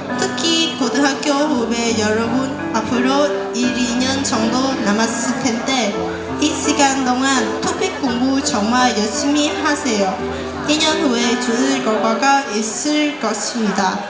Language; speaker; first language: Korean; non-native, fluent; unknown